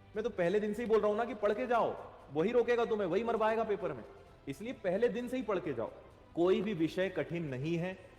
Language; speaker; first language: Hindi; native; Hindi